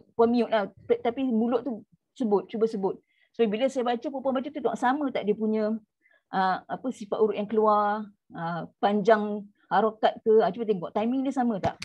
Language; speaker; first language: Malay; native; Malay